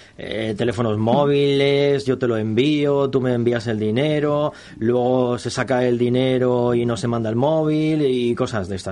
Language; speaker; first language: Spanish; native; Spanish